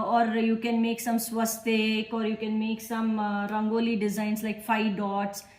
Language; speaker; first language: English; non-native, local second language; Kannada